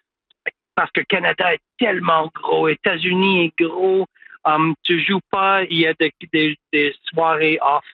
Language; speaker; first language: French; non-native, local second language; English